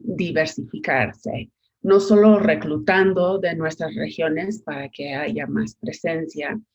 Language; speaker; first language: Spanish; non-native, fluent; English